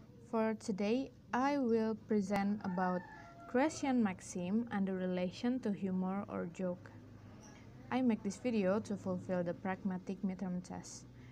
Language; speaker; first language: English; non-native, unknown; Indonesian